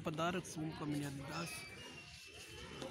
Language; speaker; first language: Russian; non-native, learner; Hindi